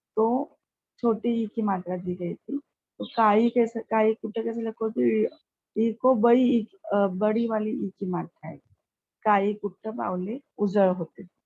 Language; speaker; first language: Hindi; non-native, local second language; Marathi